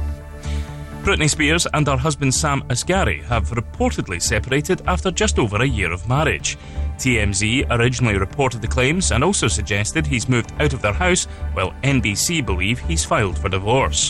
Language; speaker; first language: English; native; English